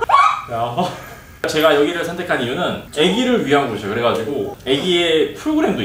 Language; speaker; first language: Korean; native; Korean